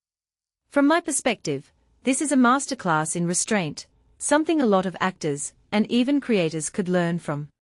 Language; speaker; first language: English; native; English